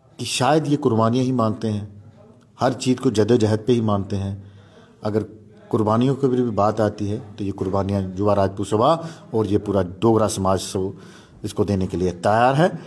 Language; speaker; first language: Hindi; non-native, local second language; Dogri